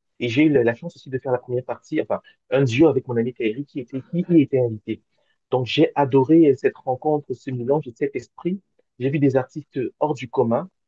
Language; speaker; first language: French; native; French